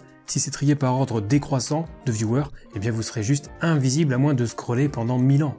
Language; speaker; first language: French; native; French